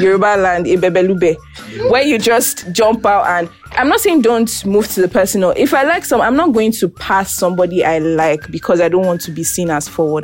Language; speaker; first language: English; non-native, local second language; Yoruba